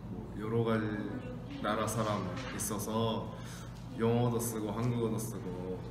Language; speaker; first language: Korean; non-native, fluent; Japanese